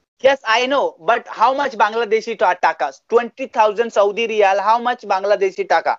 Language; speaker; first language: English; non-native, fluent; Bangla